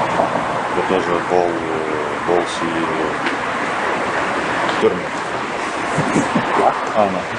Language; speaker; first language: Slovak; non-native, learner; Russian